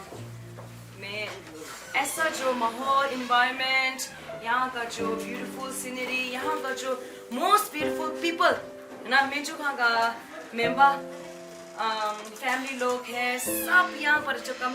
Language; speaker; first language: Hindi; non-native, local second language; Tibetan